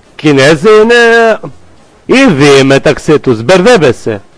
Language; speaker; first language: Greek; non-native, learner; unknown